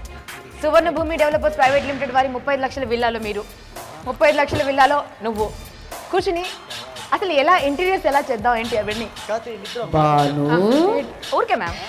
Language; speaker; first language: Telugu; native; Telugu